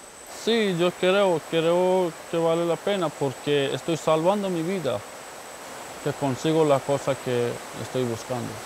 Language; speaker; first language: Spanish; non-native, learner; Haitian Creole